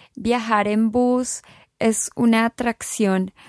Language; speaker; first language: Spanish; native; Spanish